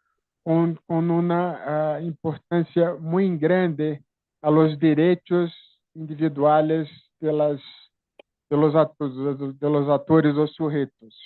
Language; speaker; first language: Spanish; non-native, fluent; Portuguese